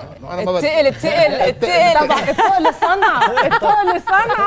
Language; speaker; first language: Arabic; native; Arabic